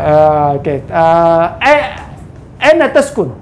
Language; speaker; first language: Arabic; non-native, fluent; Indonesian